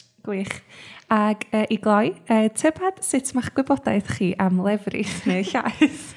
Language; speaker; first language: Welsh; native; Welsh